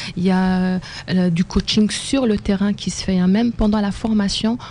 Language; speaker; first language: French; non-native, local second language; Arabic